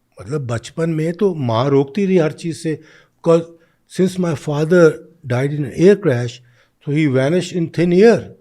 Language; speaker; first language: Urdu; non-native, local second language; Punjabi